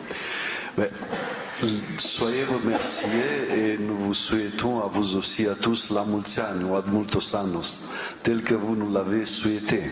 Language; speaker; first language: French; non-native, fluent; Romanian